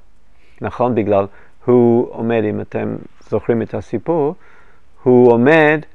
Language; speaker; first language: Hebrew; non-native, fluent; English